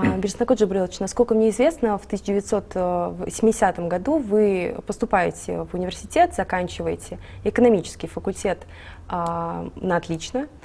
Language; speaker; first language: Russian; non-native, local second language; Ingush